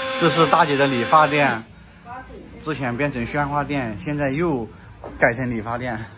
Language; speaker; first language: Chinese; native; Chinese